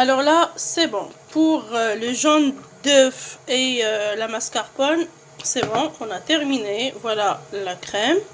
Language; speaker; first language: French; non-native, local second language; Arabic